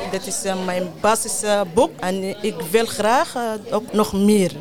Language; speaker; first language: Dutch; non-native, learner; Arabic